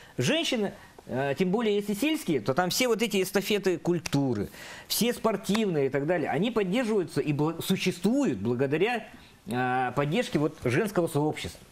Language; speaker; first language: Russian; non-native, local second language; Yakut